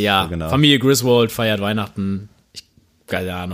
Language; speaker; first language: German; native; German